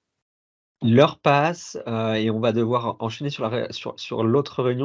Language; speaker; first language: French; native; French